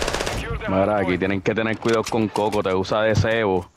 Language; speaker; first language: Spanish; native; Spanish